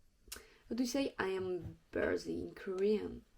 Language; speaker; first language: English; non-native, learner; French